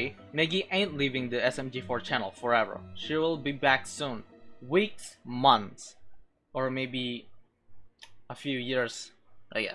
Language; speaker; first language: English; non-native, local second language; Filipino